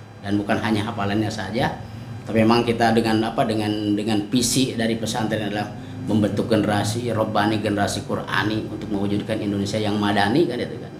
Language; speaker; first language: Indonesian; non-native, local second language; Sundanese